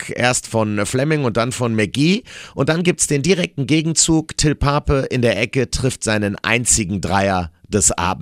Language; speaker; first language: German; native; German